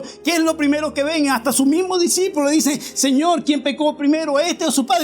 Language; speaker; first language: Spanish; native; Spanish